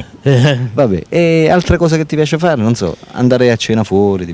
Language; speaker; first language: Italian; native; Italian